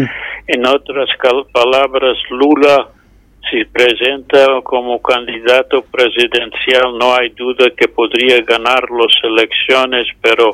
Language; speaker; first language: Spanish; non-native, fluent; English